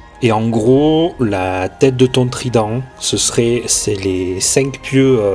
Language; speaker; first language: French; native; French